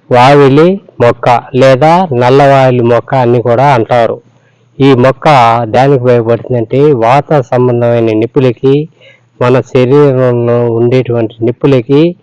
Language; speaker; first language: Telugu; non-native, local second language; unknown